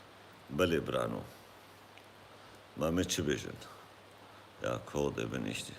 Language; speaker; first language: German; non-native, fluent; Kurdish